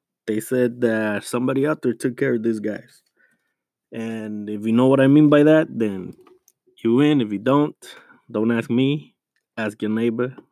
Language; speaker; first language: English; early bilingual, other home language; Spanish